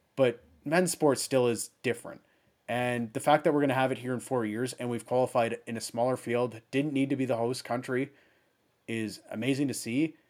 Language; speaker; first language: English; early bilingual, other home language; German